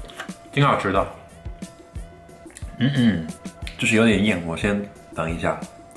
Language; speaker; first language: Chinese; non-native, fluent; English